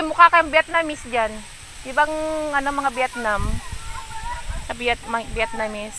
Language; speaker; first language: Filipino; native; Filipino